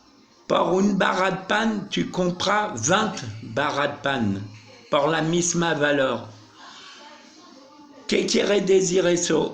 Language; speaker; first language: Spanish; non-native, learner; French